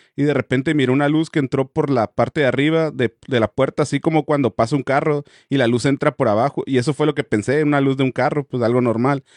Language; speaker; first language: Spanish; native; Spanish